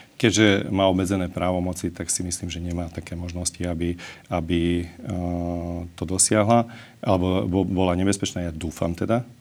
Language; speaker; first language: Slovak; non-native, local second language; Hungarian